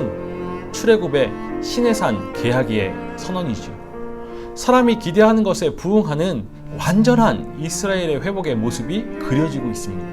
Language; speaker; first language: Korean; native; Korean